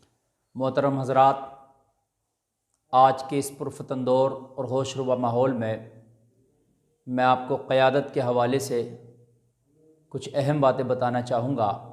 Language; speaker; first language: Urdu; native; Urdu